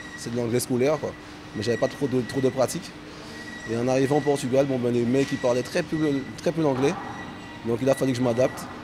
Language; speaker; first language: French; native; French